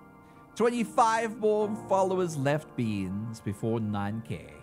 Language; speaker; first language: English; native; English